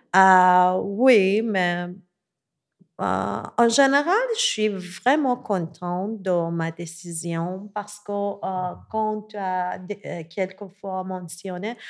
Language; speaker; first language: French; non-native, learner; Persian